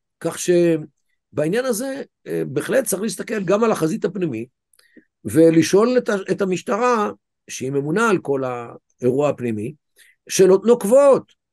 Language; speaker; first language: Hebrew; native; Hebrew